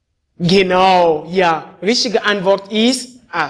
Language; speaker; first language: German; non-native, fluent; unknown